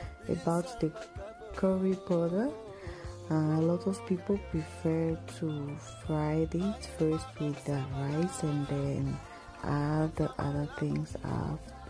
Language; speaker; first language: English; non-native, learner; French